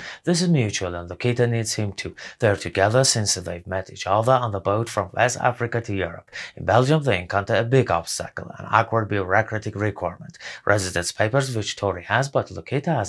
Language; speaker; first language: English; non-native, fluent; Persian